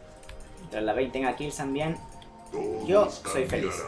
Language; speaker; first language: Spanish; native; Spanish